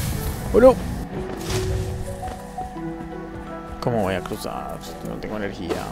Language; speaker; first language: Spanish; native; Spanish